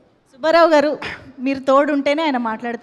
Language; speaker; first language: Telugu; native; Telugu